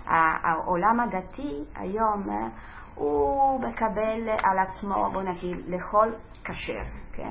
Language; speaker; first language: Hebrew; non-native, fluent; Italian